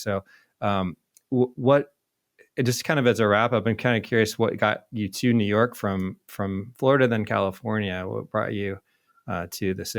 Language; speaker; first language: English; native; English